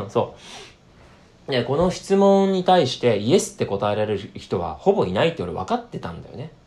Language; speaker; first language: Japanese; native; Japanese